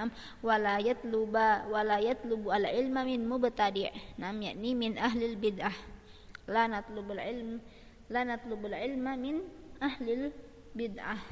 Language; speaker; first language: Arabic; non-native, fluent; Malay